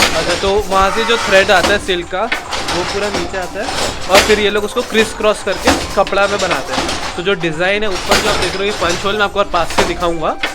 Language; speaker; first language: Hindi; non-native, local second language; Bangla